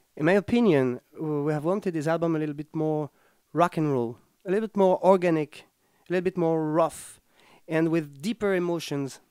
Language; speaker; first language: English; non-native, fluent; French